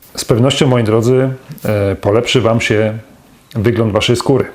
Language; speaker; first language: Polish; native; Polish